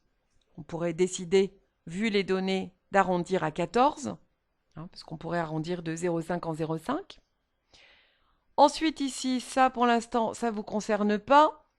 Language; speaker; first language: French; native; French